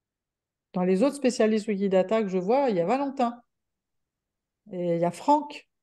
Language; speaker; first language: French; native; French